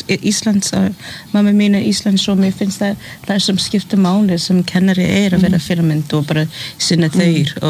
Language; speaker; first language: Icelandic; non-native, fluent; English